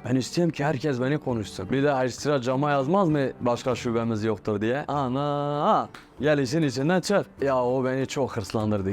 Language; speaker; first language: Turkish; native; Turkish